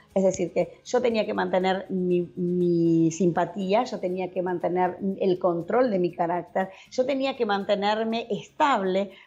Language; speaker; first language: Spanish; native; Spanish